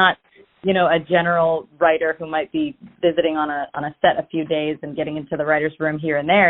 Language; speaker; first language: English; native; English